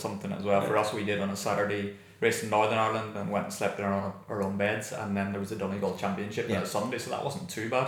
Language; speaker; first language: English; native; English